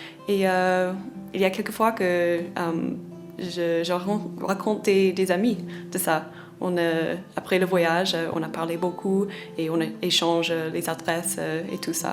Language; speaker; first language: French; non-native, fluent; English